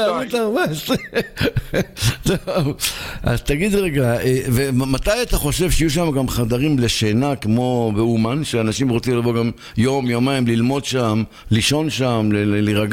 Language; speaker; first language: Hebrew; native; Hebrew